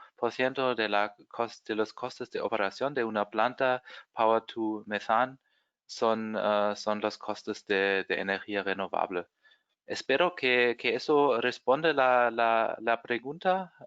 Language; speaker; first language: Spanish; non-native, fluent; German